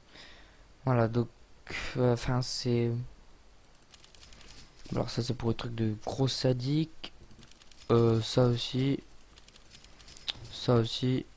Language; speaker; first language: French; native; French